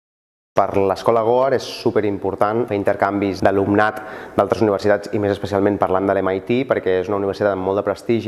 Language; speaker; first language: Catalan; native; Catalan